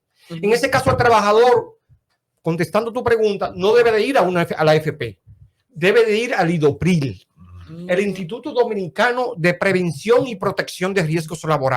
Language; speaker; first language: Spanish; native; Spanish